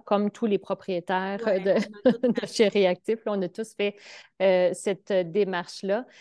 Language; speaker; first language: French; native; French